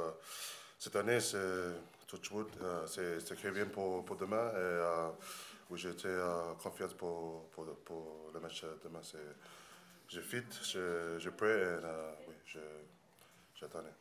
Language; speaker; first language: French; non-native, learner; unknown